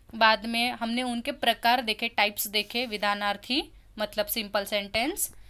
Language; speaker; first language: Hindi; non-native, local second language; Marathi